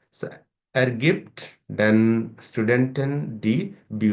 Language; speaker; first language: German; non-native, learner; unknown